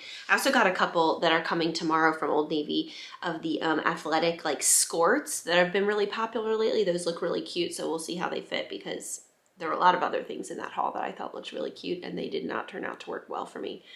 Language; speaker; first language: English; native; English